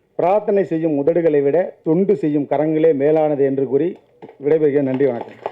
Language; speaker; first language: Tamil; native; Tamil